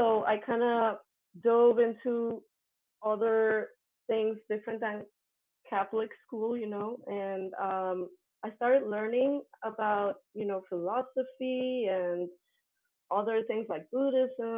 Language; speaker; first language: English; non-native, fluent; Spanish